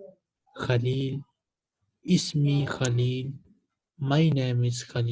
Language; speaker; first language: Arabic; non-native, fluent; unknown